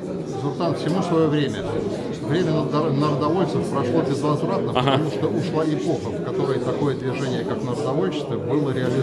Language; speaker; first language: Russian; native; Russian